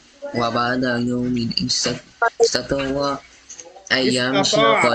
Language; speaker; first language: Arabic; non-native, learner; Bangla